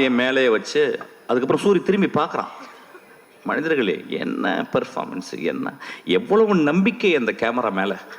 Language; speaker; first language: Tamil; native; Tamil